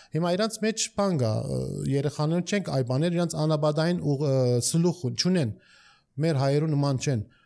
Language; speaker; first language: Armenian; early bilingual, heritage; Armenian